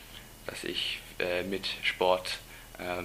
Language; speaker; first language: German; non-native, learner; English